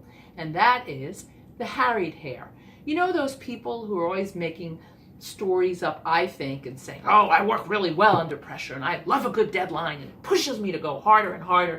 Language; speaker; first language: English; native; English